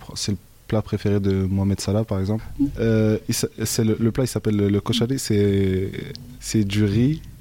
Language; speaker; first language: French; early bilingual, other home language; Arabic